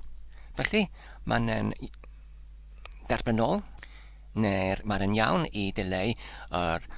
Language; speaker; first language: Welsh; non-native, learner; Polish